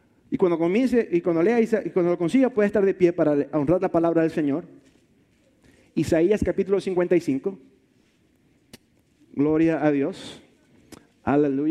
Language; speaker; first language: Spanish; early bilingual, heritage; Spanish